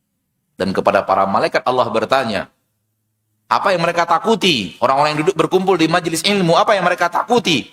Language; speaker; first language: Indonesian; native; Indonesian